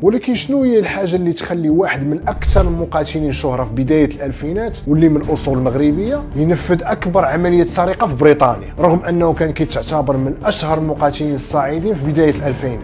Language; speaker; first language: Arabic; native; Arabic